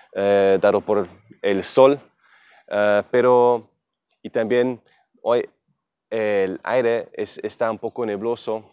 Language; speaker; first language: Spanish; non-native, fluent; German